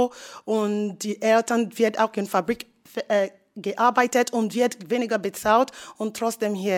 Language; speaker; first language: German; non-native, learner; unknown